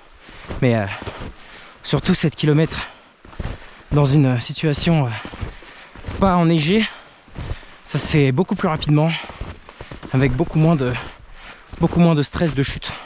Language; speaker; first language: French; native; French